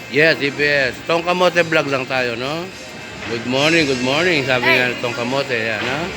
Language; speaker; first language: Filipino; non-native, local second language; Pampanga